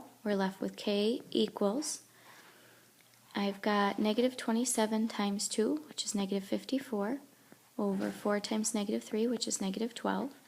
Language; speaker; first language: English; native; English